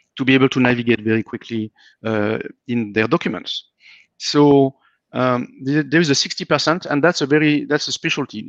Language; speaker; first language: English; non-native, fluent; French